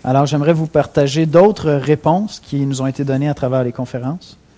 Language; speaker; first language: French; native; French